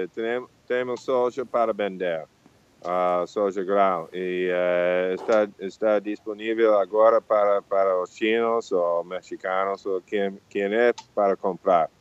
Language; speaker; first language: Portuguese; non-native, fluent; English